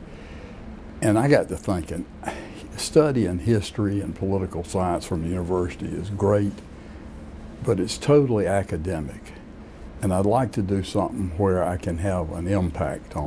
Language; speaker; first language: English; native; English